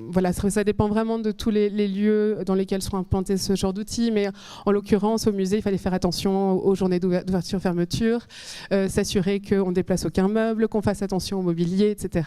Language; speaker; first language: French; native; French